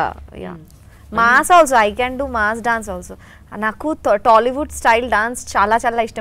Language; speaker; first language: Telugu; non-native, learner; Bangla